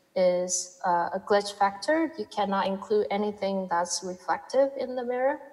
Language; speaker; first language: English; non-native, fluent; Chinese